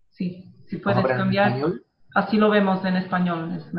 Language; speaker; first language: Spanish; non-native, fluent; Portuguese